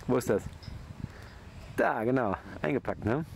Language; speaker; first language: German; native; German